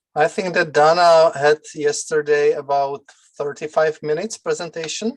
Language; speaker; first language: English; non-native, fluent; Czech